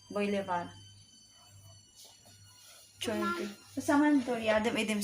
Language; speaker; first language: Turkish; non-native, learner; Filipino